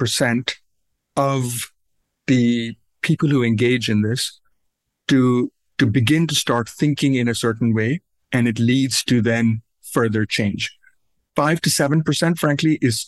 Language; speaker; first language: English; non-native, local second language; Urdu